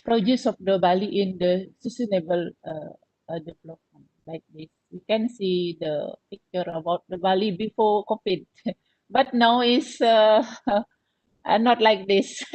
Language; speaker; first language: English; non-native, learner; Indonesian